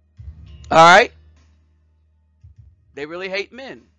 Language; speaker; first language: English; native; English